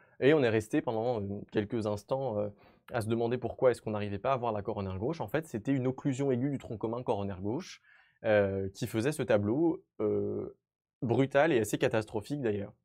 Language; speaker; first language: French; native; French